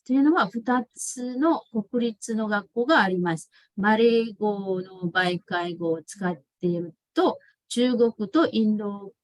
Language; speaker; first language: Japanese; non-native, fluent; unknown